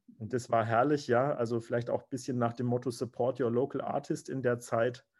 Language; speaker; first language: German; native; German